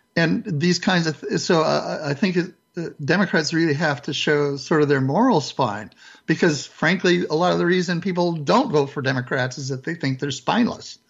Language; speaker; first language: English; native; English